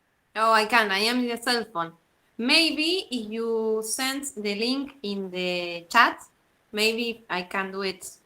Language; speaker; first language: English; non-native, learner; Spanish